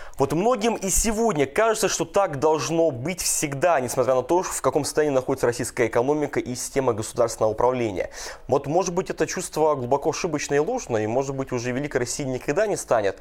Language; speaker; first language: Russian; native; Russian